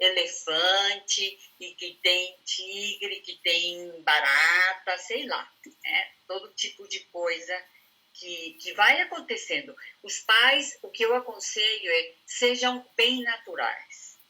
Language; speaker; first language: Portuguese; non-native, fluent; Spanish